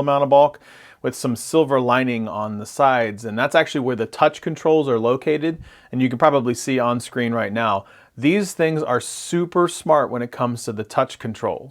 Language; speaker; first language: English; native; English